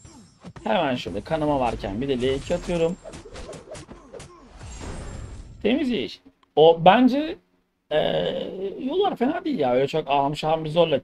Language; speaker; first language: Turkish; native; Turkish